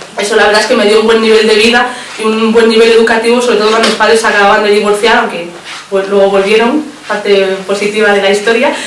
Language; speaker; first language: Spanish; early bilingual, other home language; Arabic